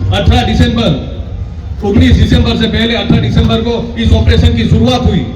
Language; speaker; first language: Hindi; non-native, local second language; Gujarati